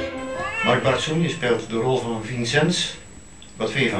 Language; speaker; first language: Dutch; native; Dutch